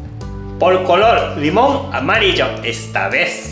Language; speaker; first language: Spanish; non-native, fluent; Japanese